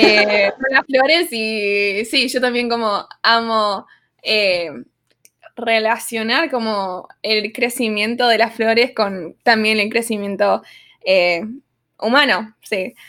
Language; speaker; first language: Spanish; early bilingual, other home language; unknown